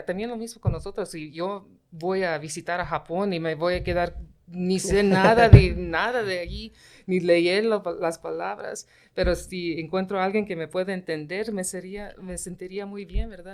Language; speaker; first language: Spanish; early bilingual, heritage; Spanish